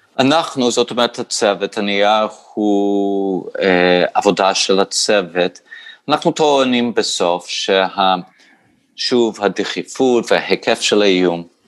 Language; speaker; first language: Hebrew; non-native, fluent; English